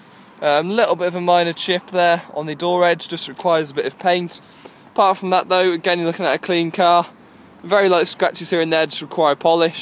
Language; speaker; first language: English; native; English